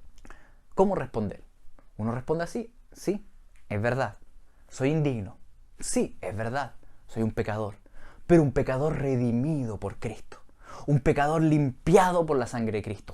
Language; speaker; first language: Spanish; native; Spanish